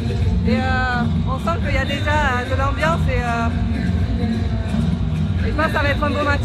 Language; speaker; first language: French; native; French